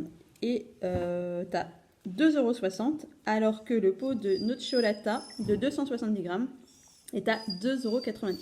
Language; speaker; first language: French; native; French